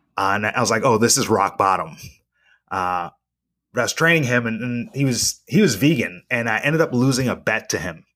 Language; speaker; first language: English; native; English